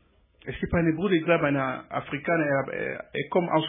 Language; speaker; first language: German; non-native, learner; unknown